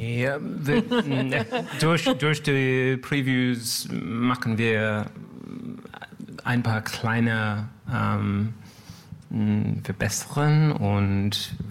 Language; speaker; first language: German; non-native, fluent; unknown